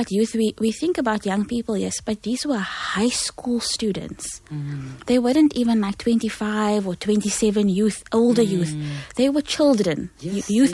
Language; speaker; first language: English; native; English